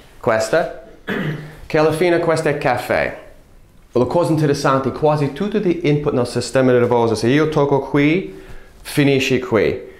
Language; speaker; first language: Italian; non-native, fluent; English